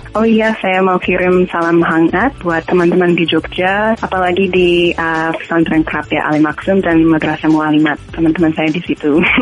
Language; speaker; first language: Indonesian; non-native, fluent; English